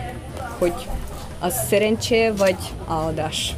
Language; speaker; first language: Hungarian; non-native, fluent; Russian